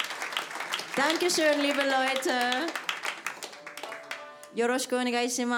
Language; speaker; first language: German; non-native, fluent; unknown